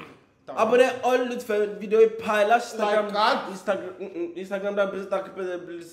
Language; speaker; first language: Turkish; non-native, learner; English